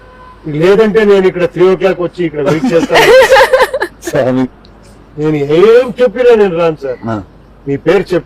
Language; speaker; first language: Telugu; non-native, learner; Kannada